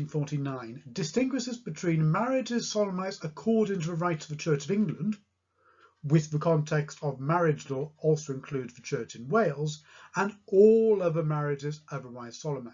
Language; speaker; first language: English; native; English